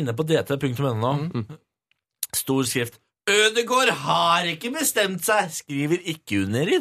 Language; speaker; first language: Norwegian; native; Norwegian